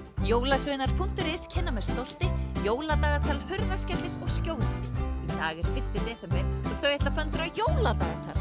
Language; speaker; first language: Icelandic; native; Icelandic